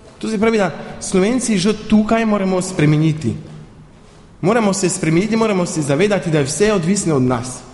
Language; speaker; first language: Slovenian; early bilingual, heritage; Slovenian